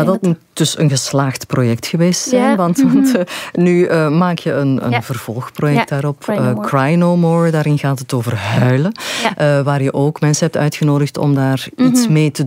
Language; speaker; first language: Dutch; native; Dutch